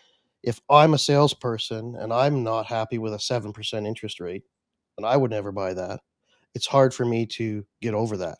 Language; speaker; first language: English; native; English